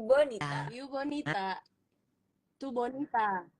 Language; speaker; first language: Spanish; non-native, learner; Indonesian